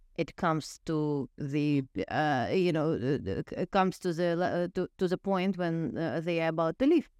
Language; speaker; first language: English; non-native, fluent; Ukrainian